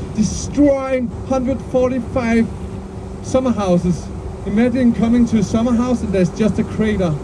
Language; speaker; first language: English; non-native, fluent; Danish